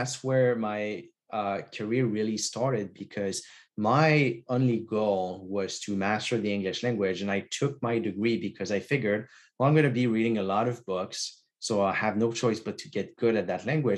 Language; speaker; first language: English; non-native, fluent; French